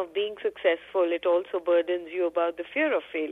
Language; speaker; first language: English; non-native, local second language; Hindi